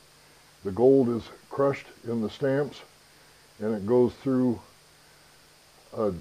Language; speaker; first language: English; native; English